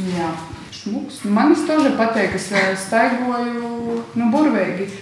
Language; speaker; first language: Latvian; native; Latvian